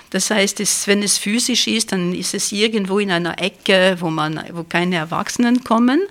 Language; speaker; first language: German; non-native, fluent; French